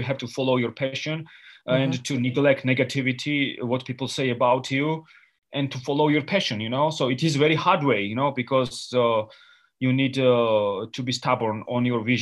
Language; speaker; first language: English; non-native, fluent; Georgian